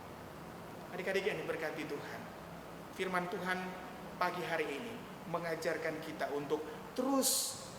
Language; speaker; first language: Indonesian; native; Indonesian